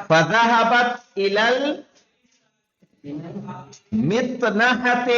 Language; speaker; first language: Arabic; non-native, fluent; Urdu